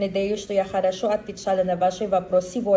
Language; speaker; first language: Russian; non-native, learner; Tajik